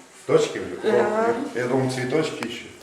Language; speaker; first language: Russian; native; Russian